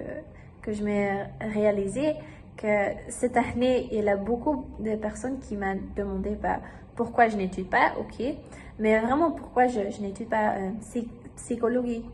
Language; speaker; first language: French; non-native, learner; German